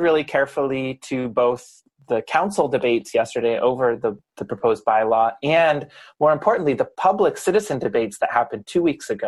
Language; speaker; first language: English; native; English